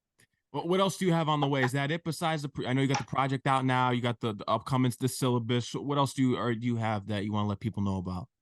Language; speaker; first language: English; native; English